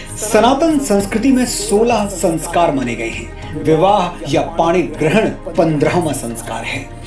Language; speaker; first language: Hindi; native; Hindi